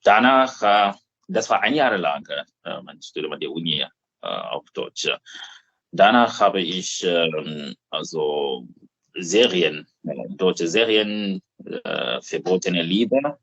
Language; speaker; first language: German; non-native, fluent; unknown